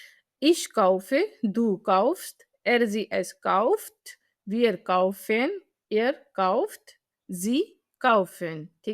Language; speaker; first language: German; non-native, fluent; Urdu